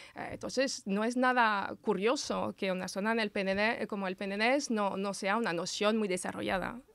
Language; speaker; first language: Spanish; non-native, fluent; French